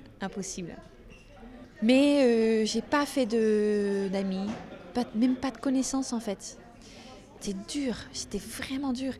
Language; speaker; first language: French; non-native, fluent; Dutch